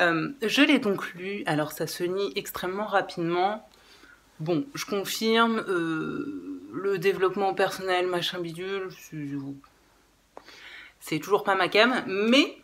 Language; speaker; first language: French; native; French